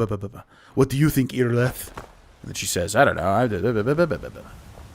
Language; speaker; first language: English; native; English